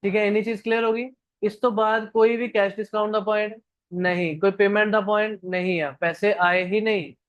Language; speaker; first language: Hindi; non-native, local second language; Punjabi